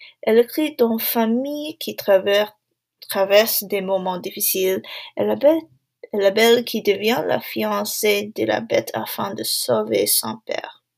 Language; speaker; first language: French; non-native, learner; English